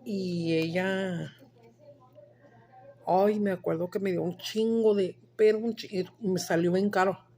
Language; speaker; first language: Spanish; early bilingual, heritage; Spanish